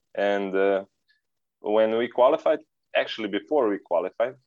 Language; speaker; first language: English; non-native, fluent; Serbian